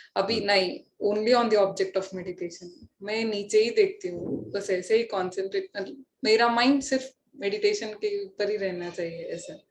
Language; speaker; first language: Hindi; native; Hindi